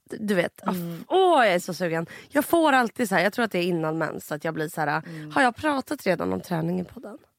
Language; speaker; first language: Swedish; native; Swedish